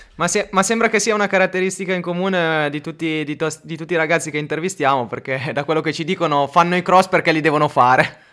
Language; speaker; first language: Italian; native; Italian